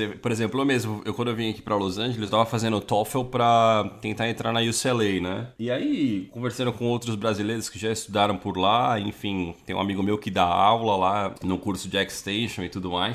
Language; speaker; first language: Portuguese; native; Portuguese